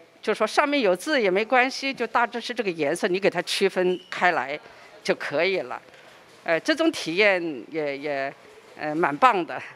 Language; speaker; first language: Chinese; native; Chinese